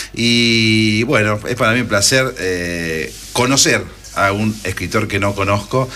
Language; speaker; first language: Spanish; native; Spanish